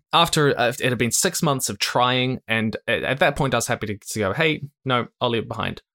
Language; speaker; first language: English; native; English